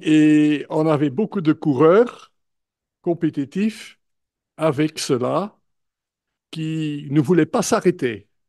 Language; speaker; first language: French; non-native, local second language; Dutch